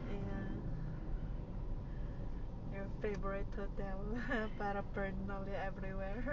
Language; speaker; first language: English; non-native, local second language; Iloko